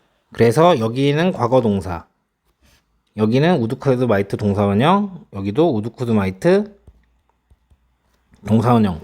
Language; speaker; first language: Korean; native; Korean